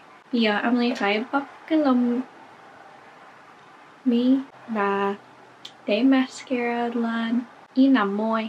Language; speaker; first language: Vietnamese; early bilingual, heritage; English